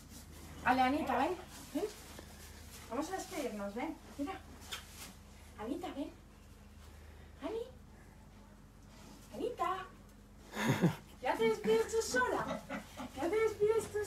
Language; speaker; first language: Spanish; native; Spanish